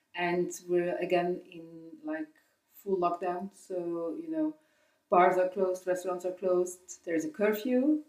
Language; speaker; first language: English; non-native, fluent; Dutch